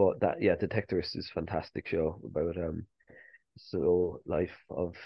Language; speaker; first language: English; native; English